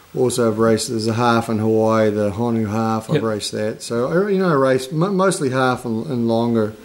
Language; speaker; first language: English; native; English